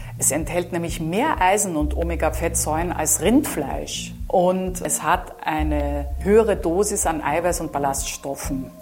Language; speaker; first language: German; native; German